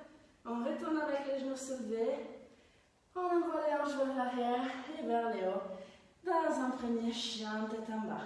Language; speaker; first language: French; non-native, fluent; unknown